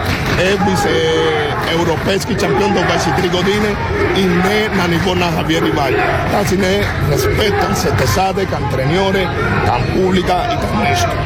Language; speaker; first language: Bulgarian; non-native, learner; Spanish